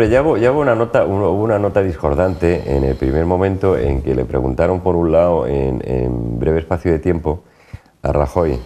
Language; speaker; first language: Spanish; native; Spanish